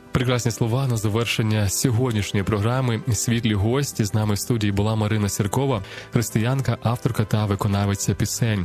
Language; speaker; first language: Ukrainian; native; Ukrainian